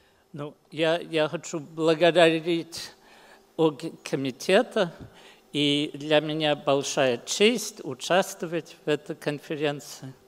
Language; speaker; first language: Russian; early bilingual, heritage; English